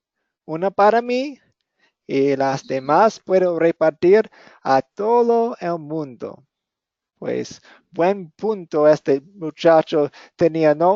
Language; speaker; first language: Spanish; non-native, fluent; English